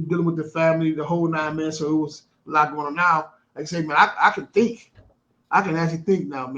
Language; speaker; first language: English; native; English